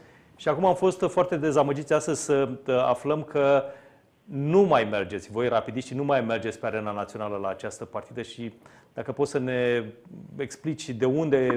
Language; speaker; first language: Romanian; native; Romanian